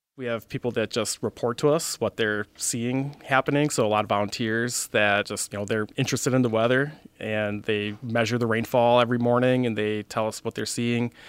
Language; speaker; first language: English; native; English